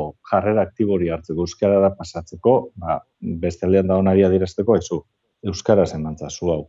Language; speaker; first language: Basque; native; Basque